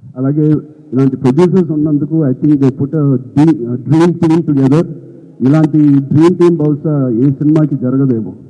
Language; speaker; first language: Telugu; native; Telugu